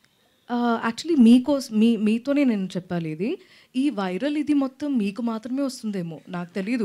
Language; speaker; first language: Telugu; non-native, fluent; Malayalam